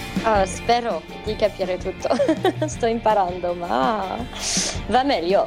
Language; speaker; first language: Italian; non-native, fluent; French